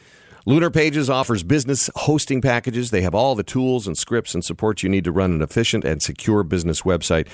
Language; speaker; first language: English; native; English